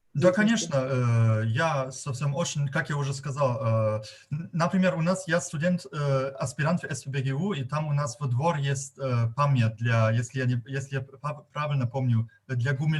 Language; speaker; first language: Russian; non-native, fluent; German